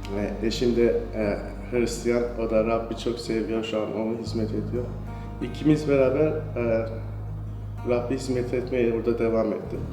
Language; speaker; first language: Turkish; non-native, fluent; Persian